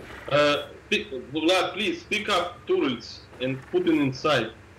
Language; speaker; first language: English; non-native, learner; Russian